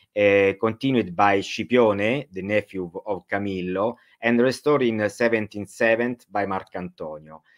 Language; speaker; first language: English; non-native, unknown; Italian